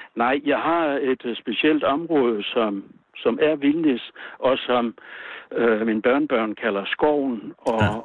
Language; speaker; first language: Danish; native; Danish